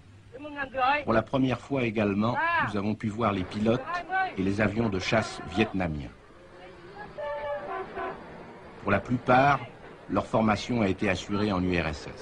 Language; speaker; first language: French; native; French